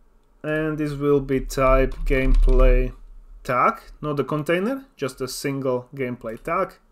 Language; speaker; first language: English; non-native, fluent; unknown